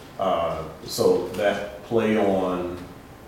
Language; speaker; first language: English; native; English